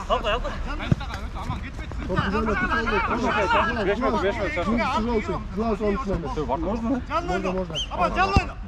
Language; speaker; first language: Russian; non-native, local second language; Kyrgyz